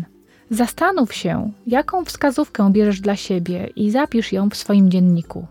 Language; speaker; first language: Polish; native; Polish